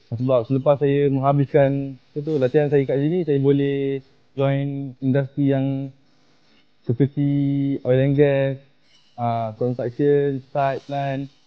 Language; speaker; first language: Malay; native; Malay